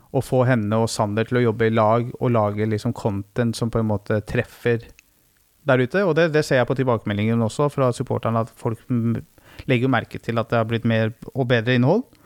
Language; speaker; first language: Norwegian; early bilingual, other home language; Persian